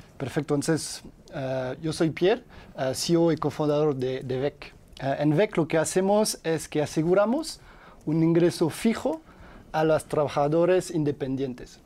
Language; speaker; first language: Spanish; non-native, fluent; French